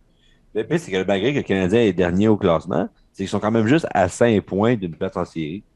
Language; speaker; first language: French; native; French